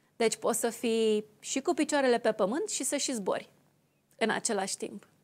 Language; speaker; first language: Romanian; native; Romanian